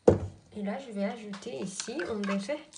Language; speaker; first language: French; non-native, local second language; Arabic